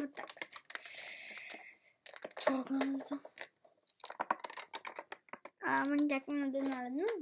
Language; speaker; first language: Russian; early bilingual, heritage; Russian